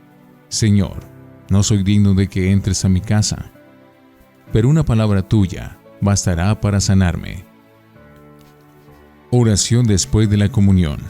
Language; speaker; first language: Spanish; native; Spanish